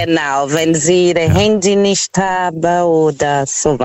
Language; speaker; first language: German; non-native, fluent; Portuguese